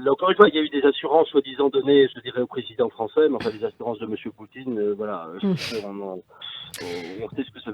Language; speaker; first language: French; native; French